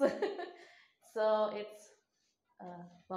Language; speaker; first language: English; non-native, learner; Indonesian